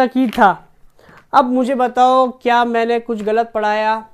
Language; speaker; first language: Hindi; non-native, local second language; Marathi